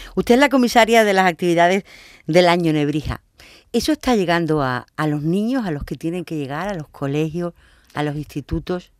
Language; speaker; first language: Spanish; native; Spanish